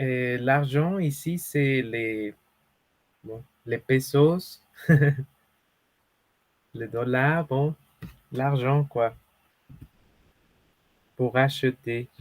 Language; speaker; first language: French; non-native, fluent; Spanish